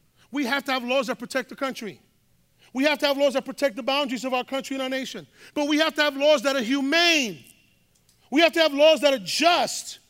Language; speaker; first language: English; early bilingual, other home language; Spanish